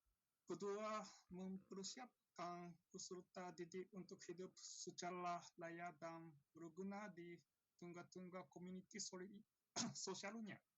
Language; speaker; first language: Indonesian; non-native, learner; Japanese